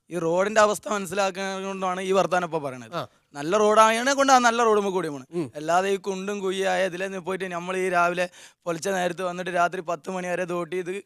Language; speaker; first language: Malayalam; native; Malayalam